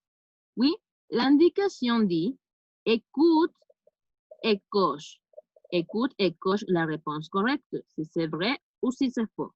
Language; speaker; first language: French; non-native, fluent; Spanish